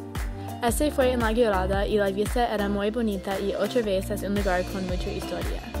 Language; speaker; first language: Spanish; non-native, learner; English